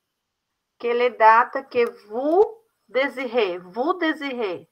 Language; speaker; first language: French; non-native, learner; Portuguese